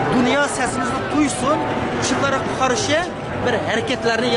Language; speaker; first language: Turkish; non-native, learner; Uyghur